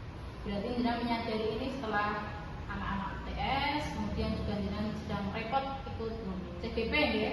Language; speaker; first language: Indonesian; non-native, local second language; Javanese